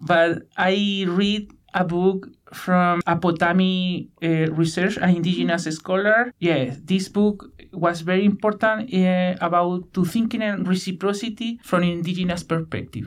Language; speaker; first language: English; non-native, learner; Spanish